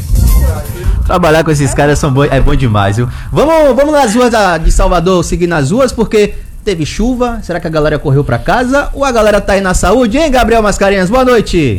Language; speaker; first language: Portuguese; native; Portuguese